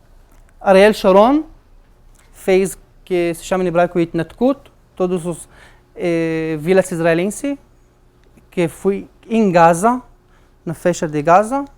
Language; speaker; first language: Portuguese; non-native, learner; Arabic